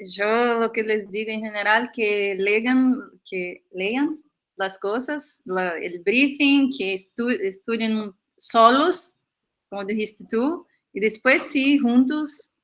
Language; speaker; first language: Spanish; non-native, fluent; Portuguese